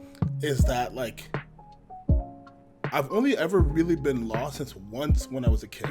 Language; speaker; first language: English; native; English